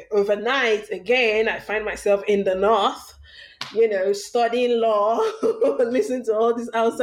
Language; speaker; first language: English; non-native, local second language; Yoruba